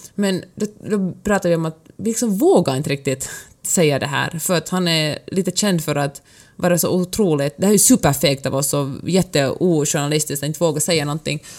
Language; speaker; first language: Swedish; native; Swedish